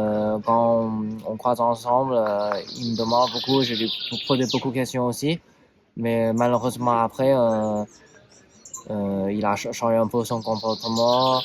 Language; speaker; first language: French; non-native, learner; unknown